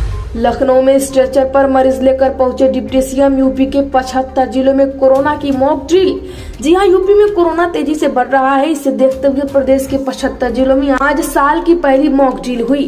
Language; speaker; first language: Hindi; native; Hindi